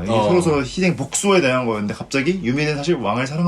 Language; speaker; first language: Korean; native; Korean